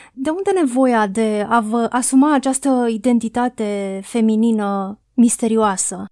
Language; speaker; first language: Romanian; native; Romanian